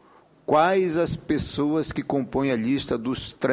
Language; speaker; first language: Portuguese; native; Portuguese